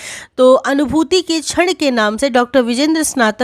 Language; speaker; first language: Hindi; native; Hindi